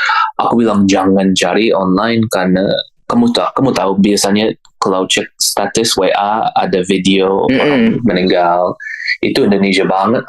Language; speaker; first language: Indonesian; non-native, learner; English